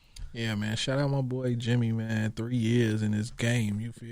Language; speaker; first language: English; native; English